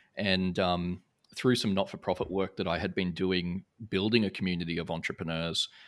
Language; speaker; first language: English; native; English